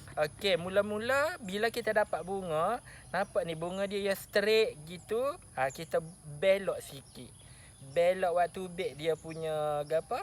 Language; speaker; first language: Malay; native; Malay